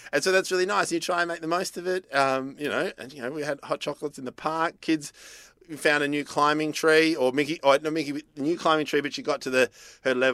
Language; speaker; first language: English; native; English